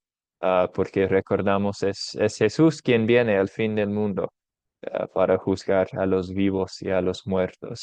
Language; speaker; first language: Spanish; non-native, fluent; English